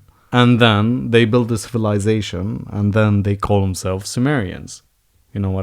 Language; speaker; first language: English; non-native, fluent; Arabic